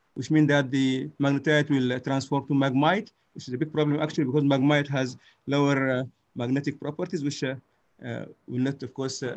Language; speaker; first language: English; non-native, fluent; Arabic